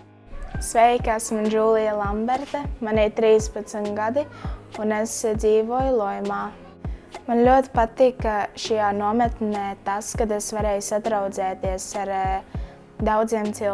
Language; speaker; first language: Latvian; early bilingual, heritage; Latvian